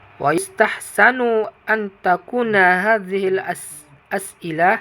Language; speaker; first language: Arabic; non-native, learner; Indonesian